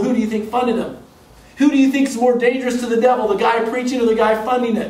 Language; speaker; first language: English; native; English